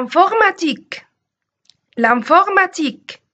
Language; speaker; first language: French; non-native, fluent; Arabic